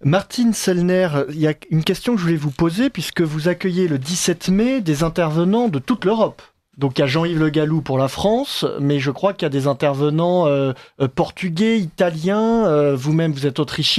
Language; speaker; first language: French; native; French